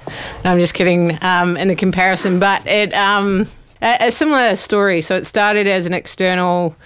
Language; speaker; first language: English; native; English